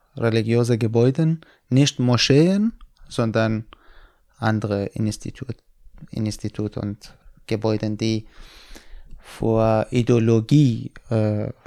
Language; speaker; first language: German; non-native, fluent; Persian